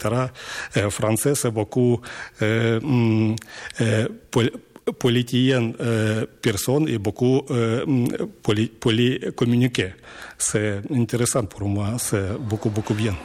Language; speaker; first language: French; non-native, learner; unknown